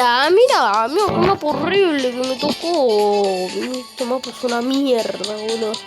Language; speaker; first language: Spanish; native; Spanish